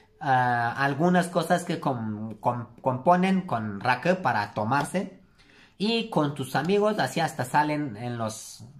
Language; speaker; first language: Spanish; non-native, learner; Turkish